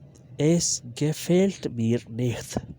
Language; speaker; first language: German; non-native, learner; Urdu